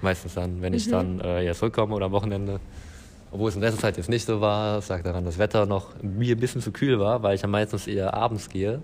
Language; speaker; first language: German; native; German